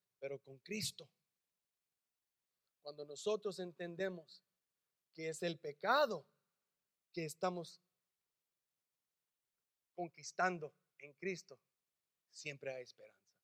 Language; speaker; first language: Spanish; early bilingual, heritage; English